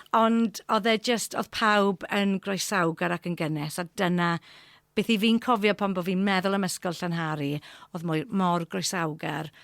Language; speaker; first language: Welsh; non-native, local second language; English